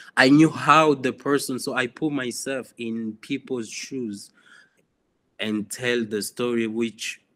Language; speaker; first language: English; non-native, fluent; Swahili